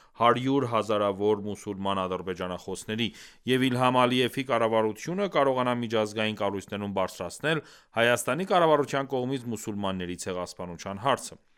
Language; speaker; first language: Armenian; early bilingual, heritage; Armenian